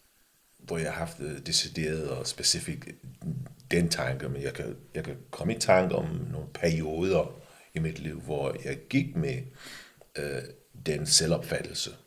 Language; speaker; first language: Danish; early bilingual, other home language; English